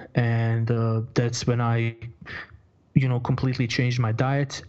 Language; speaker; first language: English; non-native, fluent; Croatian